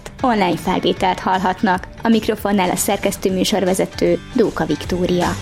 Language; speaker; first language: Hungarian; native; Hungarian